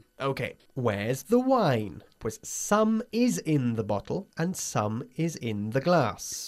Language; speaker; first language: English; native; English